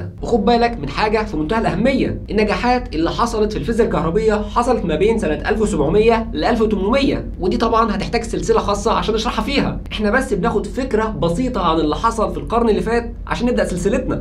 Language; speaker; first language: Arabic; native; Arabic